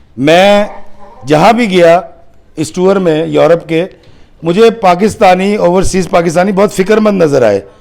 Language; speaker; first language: Urdu; non-native, local second language; Punjabi